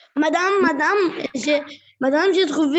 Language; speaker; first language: French; non-native, learner; Arabic